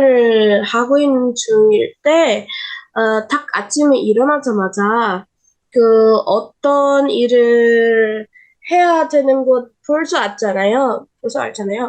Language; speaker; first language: Korean; non-native, learner; Indonesian